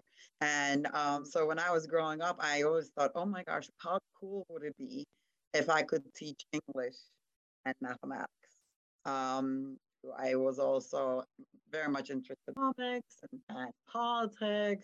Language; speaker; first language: English; non-native, fluent; Hungarian